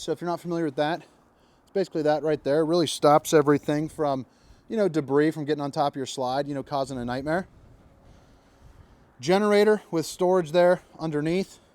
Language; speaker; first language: English; native; English